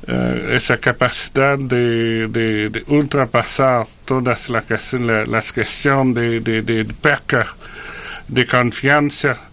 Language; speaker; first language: Spanish; non-native, fluent; French